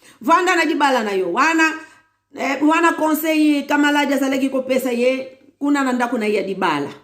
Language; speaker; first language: Lingala; non-native, local second language; Kongo